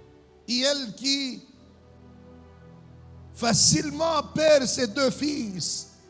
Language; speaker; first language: French; non-native, local second language; Lingala